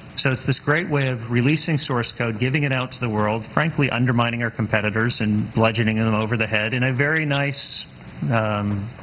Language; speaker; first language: English; native; English